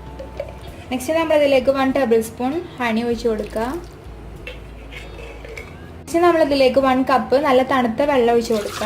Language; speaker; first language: Malayalam; native; Malayalam